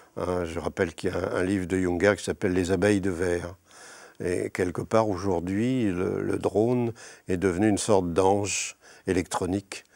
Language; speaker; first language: French; native; French